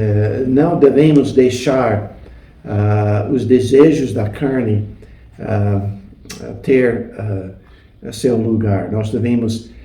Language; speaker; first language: Portuguese; non-native, fluent; English